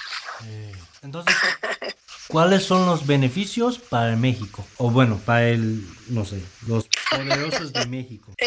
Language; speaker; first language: Spanish; non-native, fluent; English